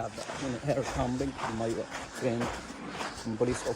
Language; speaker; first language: English; non-native, learner; Arabic